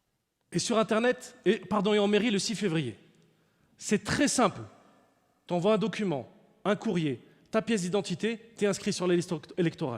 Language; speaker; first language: French; native; French